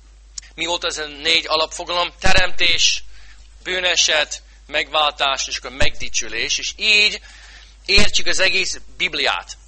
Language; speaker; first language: Hungarian; non-native, fluent; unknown